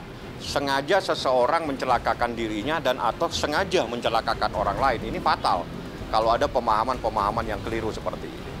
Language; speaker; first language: Indonesian; native; Indonesian